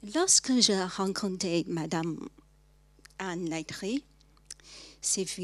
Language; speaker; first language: French; non-native, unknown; Chinese